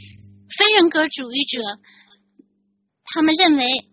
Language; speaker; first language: Chinese; native; Chinese